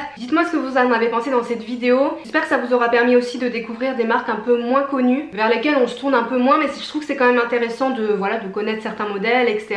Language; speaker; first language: French; native; French